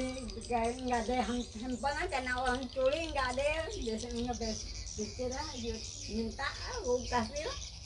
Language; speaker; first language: Indonesian; non-native, local second language; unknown